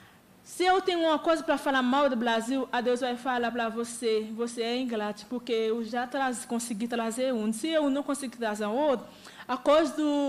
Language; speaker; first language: Portuguese; non-native, learner; Haitian Creole